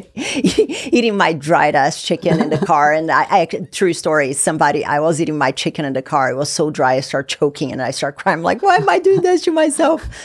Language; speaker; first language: English; non-native, fluent; Portuguese